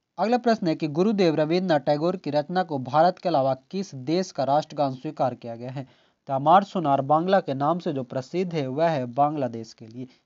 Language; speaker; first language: Hindi; native; Hindi